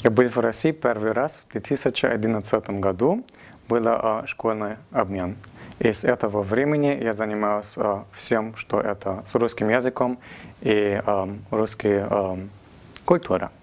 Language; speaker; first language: Russian; non-native, learner; German